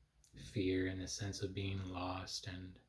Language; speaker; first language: English; native; English